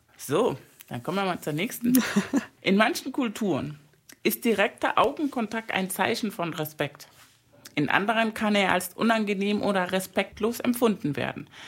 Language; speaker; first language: German; early bilingual, other home language; Spanish